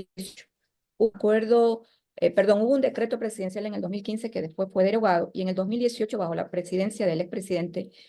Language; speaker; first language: Spanish; native; Spanish